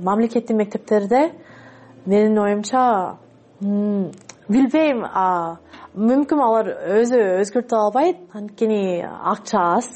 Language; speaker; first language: Kyrgyz; non-native, learner; English